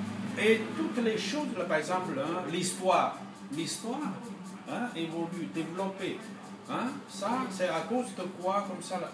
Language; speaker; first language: French; non-native, fluent; Chinese